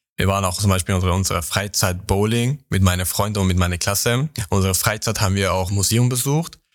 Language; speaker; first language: German; early bilingual, other home language; Persian